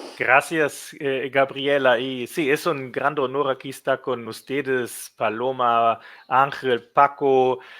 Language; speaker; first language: Spanish; non-native, fluent; German